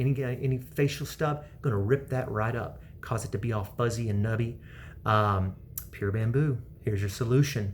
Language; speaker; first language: English; native; English